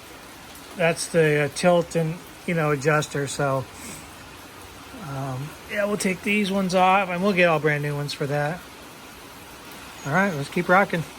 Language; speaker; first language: English; native; English